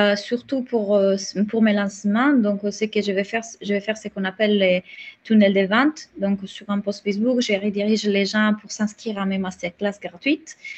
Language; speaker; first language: French; non-native, fluent; Italian